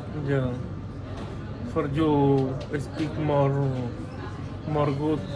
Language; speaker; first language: English; non-native, learner; Spanish